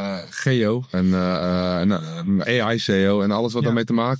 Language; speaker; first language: Dutch; native; Dutch